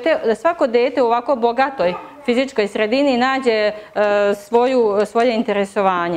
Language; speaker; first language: Serbian; native; Serbian